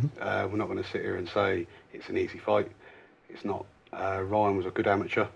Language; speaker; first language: English; native; English